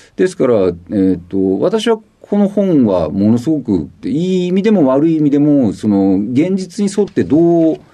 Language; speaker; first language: Japanese; native; Japanese